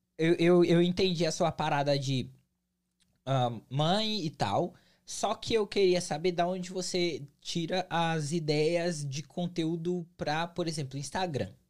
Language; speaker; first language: Portuguese; native; Portuguese